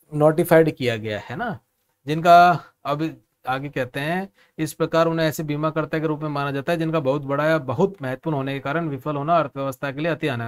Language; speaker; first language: Hindi; native; Hindi